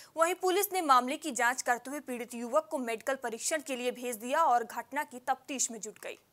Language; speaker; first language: Hindi; native; Hindi